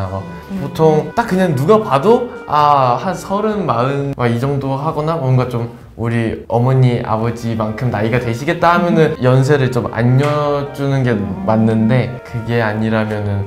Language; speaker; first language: Korean; native; Korean